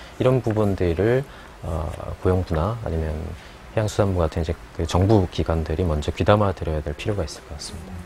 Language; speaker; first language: Korean; native; Korean